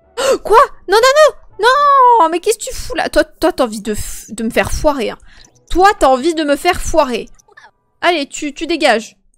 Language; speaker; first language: French; early bilingual, other home language; Polish